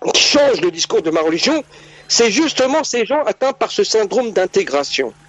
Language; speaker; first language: French; native; French